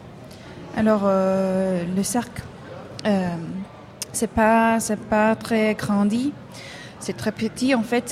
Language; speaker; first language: French; non-native, fluent; Hebrew